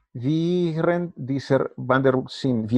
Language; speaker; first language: German; non-native, learner; Spanish